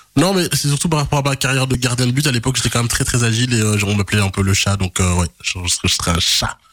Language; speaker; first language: French; early bilingual, other home language; Lingala